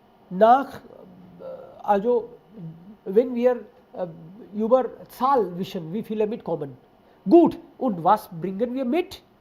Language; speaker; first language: German; non-native, fluent; Hindi